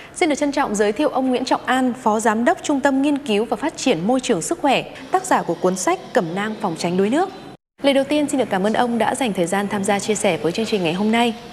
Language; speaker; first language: Vietnamese; native; Vietnamese